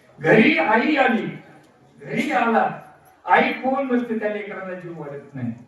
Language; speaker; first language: Marathi; non-native, local second language; Telugu